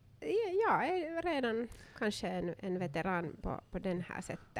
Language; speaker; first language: Swedish; non-native, local second language; Finnish